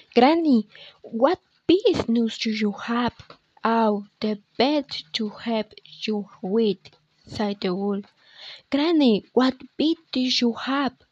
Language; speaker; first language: English; non-native, learner; Spanish